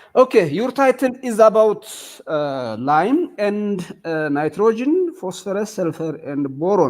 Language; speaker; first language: English; non-native, local second language; Amharic